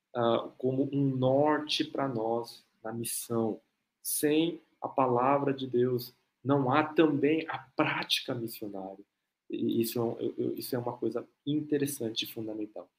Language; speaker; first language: Portuguese; non-native, fluent; Korean